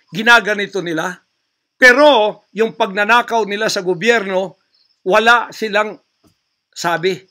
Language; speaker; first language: Filipino; native; Filipino